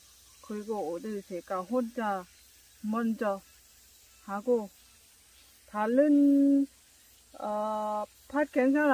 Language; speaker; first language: Korean; non-native, learner; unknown